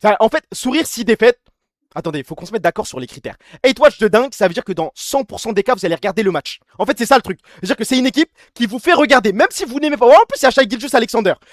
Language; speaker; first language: French; early bilingual, other home language; Arabic